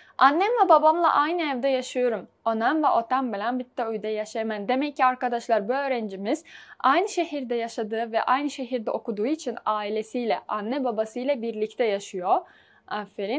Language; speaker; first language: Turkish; non-native, fluent; Uzbek